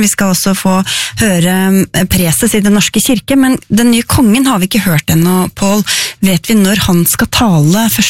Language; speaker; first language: Norwegian; native; Norwegian